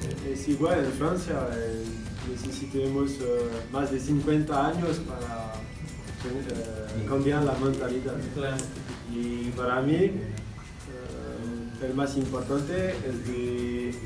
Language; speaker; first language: Spanish; non-native, learner; French